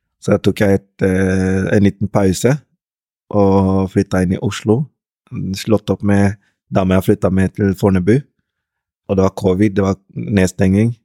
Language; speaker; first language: Norwegian; early bilingual, other home language; Rundi